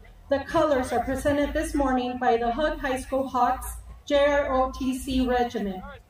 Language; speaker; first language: English; native; English